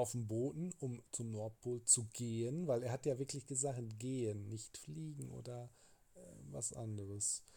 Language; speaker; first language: German; native; German